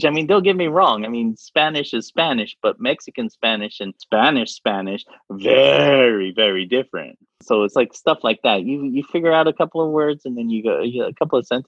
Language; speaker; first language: English; non-native, fluent; Arabic